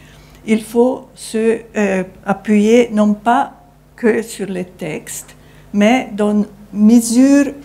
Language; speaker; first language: French; non-native, fluent; Italian